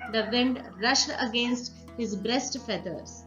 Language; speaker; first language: English; non-native, local second language; Marathi